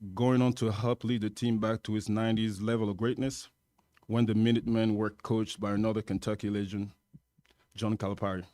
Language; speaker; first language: English; non-native, fluent; French